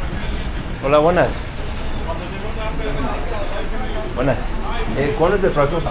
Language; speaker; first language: Spanish; non-native, learner; English